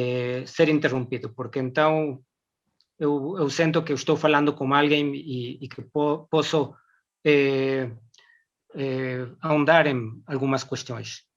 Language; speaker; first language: Portuguese; non-native, learner; Spanish